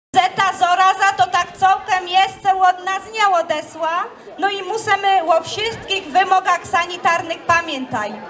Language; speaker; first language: Polish; native; Polish